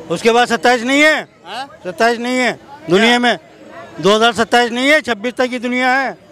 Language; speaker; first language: Hindi; native; Hindi